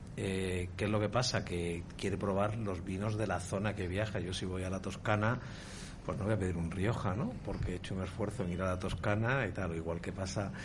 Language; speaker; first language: Spanish; native; Spanish